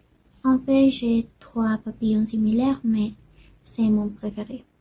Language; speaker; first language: French; non-native, learner; Spanish